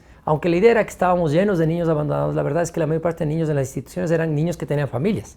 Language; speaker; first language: Spanish; native; Spanish